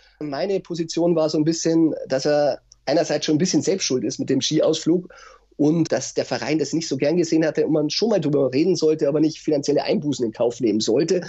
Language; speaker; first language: German; native; German